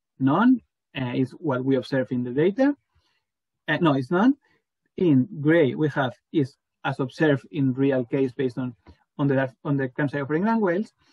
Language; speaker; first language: English; non-native, fluent; Spanish